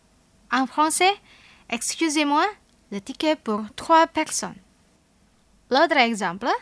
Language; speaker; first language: French; non-native, fluent; Indonesian